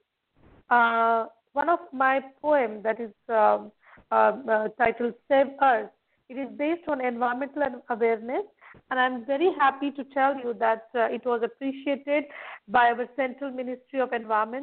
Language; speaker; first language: English; non-native, local second language; Marathi